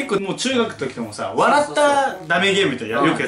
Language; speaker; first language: Japanese; native; Japanese